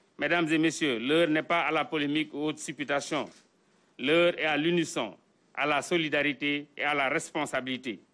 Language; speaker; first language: French; non-native, local second language; Wolof